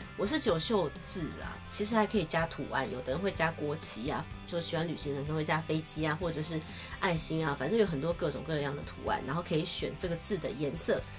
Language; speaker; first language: Chinese; native; Chinese